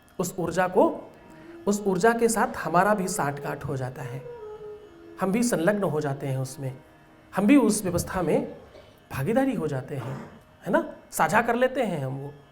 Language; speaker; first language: Hindi; native; Hindi